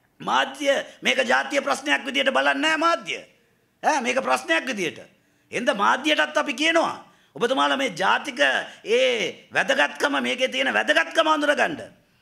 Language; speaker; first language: Sinhala; non-native, local second language; Tamil